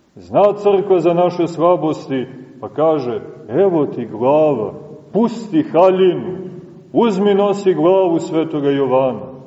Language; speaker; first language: Serbian; native; Serbian